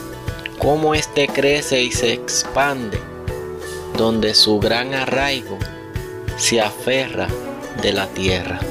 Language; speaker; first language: Spanish; native; Spanish